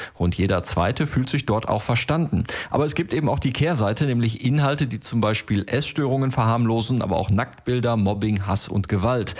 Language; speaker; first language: German; native; German